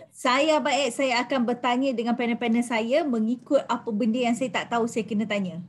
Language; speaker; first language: Malay; native; Malay